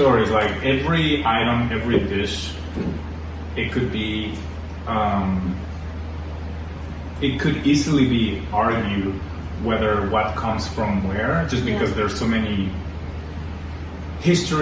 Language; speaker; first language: English; non-native, fluent; Spanish